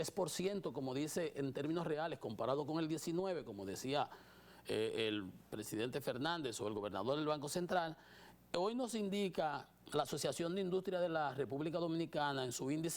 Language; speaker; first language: Spanish; native; Spanish